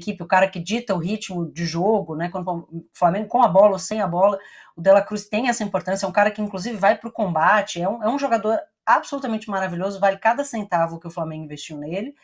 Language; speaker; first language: Portuguese; native; Portuguese